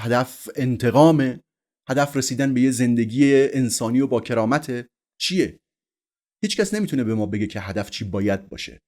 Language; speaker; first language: Persian; native; Persian